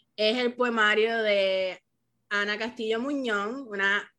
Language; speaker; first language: Spanish; early bilingual, heritage; Spanish